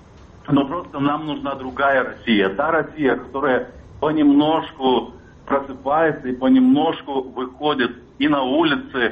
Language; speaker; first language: Russian; non-native, fluent; Lithuanian